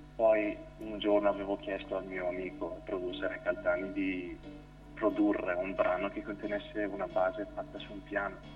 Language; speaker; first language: Italian; early bilingual, other home language; Albanian